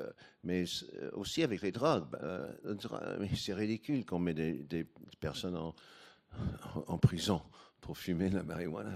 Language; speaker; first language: French; non-native, fluent; English